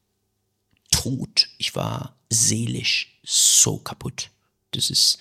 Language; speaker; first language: German; non-native, fluent; Persian